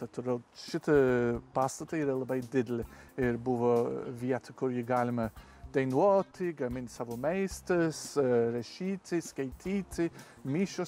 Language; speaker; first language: Lithuanian; non-native, learner; English